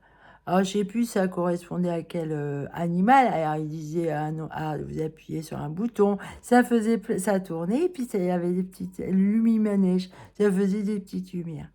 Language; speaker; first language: French; native; French